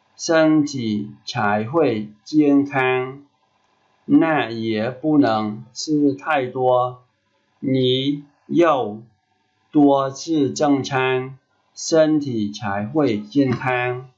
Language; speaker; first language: Chinese; non-native, fluent; Khmer